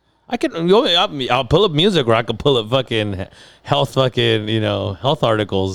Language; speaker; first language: English; early bilingual, other home language; Spanish